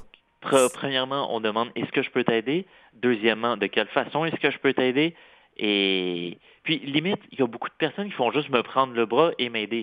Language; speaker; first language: French; native; French